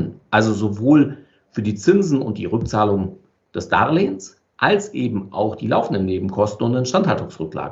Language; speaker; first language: German; native; German